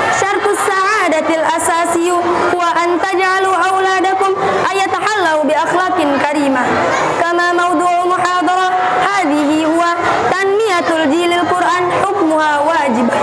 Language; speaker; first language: Arabic; non-native, learner; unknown